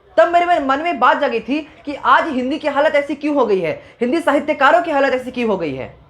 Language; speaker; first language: Hindi; non-native, local second language; Maithili